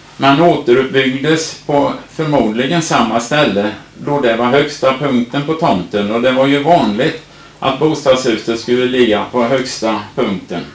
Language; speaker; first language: Swedish; native; Swedish